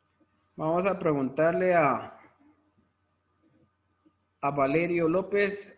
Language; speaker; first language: Spanish; native; Spanish